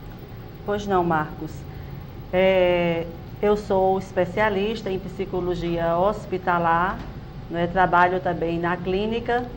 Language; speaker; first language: Portuguese; native; Portuguese